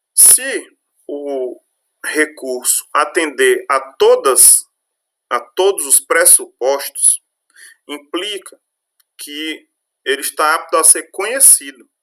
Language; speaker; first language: Portuguese; native; Portuguese